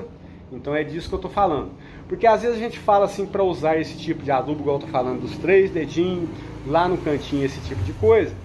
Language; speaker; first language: Portuguese; native; Portuguese